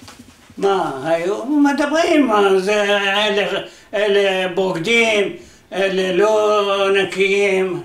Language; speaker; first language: Hebrew; non-native, fluent; Arabic